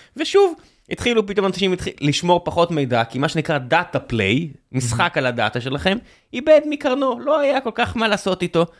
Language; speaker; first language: Hebrew; native; Hebrew